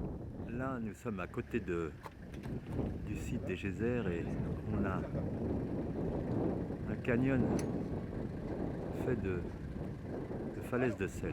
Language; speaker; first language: French; native; French